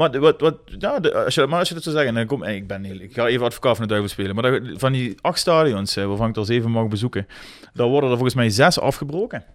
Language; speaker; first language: Dutch; native; Dutch